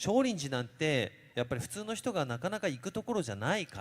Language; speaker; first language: Japanese; native; Japanese